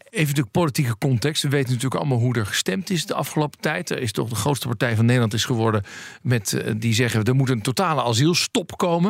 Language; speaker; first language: Dutch; native; Dutch